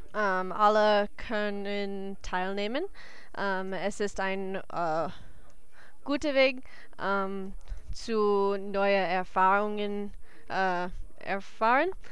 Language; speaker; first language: German; non-native, learner; English